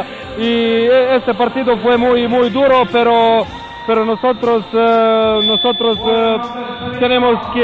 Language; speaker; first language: Spanish; non-native, learner; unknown